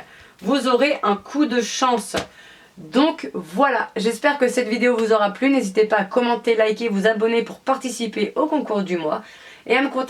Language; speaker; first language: French; native; French